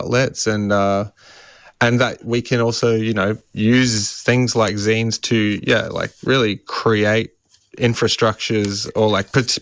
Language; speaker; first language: English; native; English